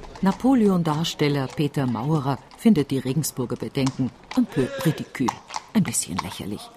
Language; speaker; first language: German; native; German